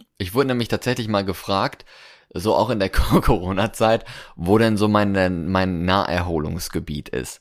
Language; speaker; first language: German; native; German